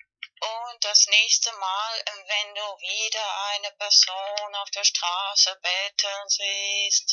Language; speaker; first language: German; non-native, fluent; Spanish